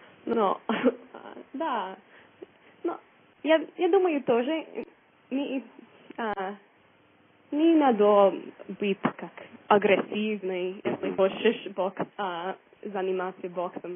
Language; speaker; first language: Russian; non-native, learner; English